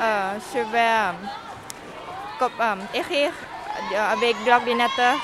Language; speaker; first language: French; non-native, learner; Lao